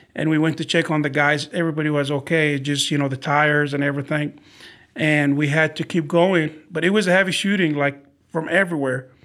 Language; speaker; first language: English; non-native, fluent; Arabic